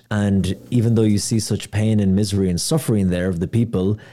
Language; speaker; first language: English; native; English